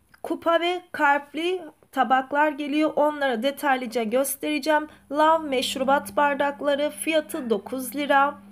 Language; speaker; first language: Turkish; native; Turkish